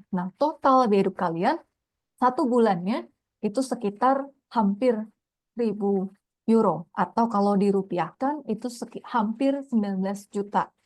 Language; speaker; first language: Indonesian; native; Indonesian